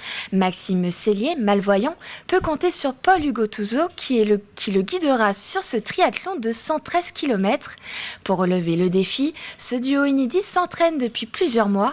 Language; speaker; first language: French; native; French